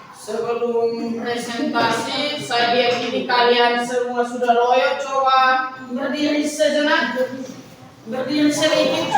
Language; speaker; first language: Indonesian; native; Indonesian